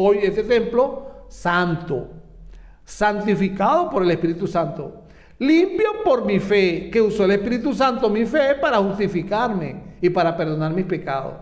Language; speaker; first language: Spanish; native; Spanish